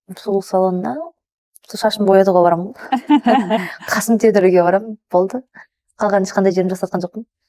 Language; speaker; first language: Kazakh; early bilingual, heritage; Kazakh